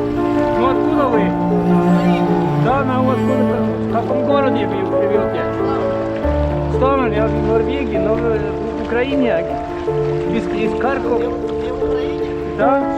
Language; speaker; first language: Russian; non-native, learner; Norwegian